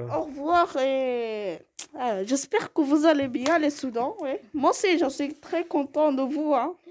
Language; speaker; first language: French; non-native, learner; Arabic